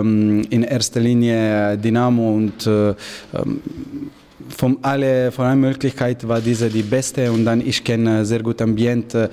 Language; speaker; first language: German; non-native, learner; Slovenian